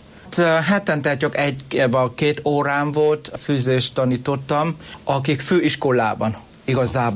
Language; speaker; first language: Hungarian; non-native, fluent; Vietnamese